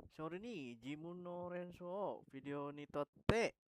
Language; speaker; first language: Japanese; non-native, learner; Indonesian